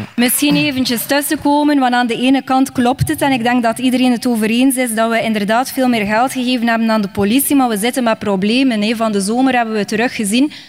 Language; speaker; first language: Dutch; native; Dutch